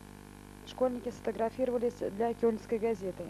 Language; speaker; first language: Russian; native; Russian